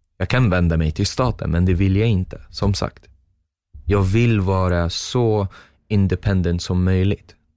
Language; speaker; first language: Swedish; non-native, fluent; Arabic